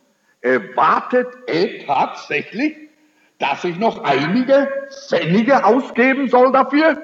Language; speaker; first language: German; early bilingual, heritage; German